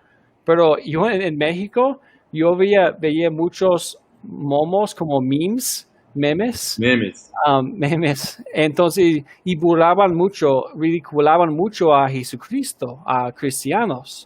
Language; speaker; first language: Spanish; non-native, fluent; English